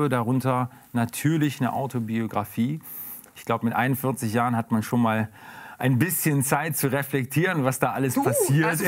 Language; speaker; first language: German; native; German